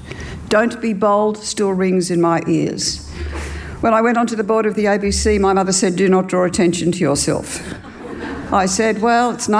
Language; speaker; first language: English; native; English